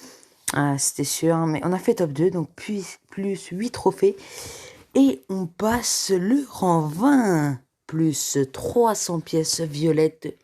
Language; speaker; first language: French; native; French